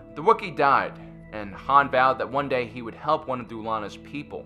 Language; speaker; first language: English; native; English